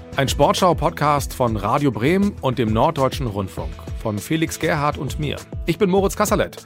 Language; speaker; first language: German; native; German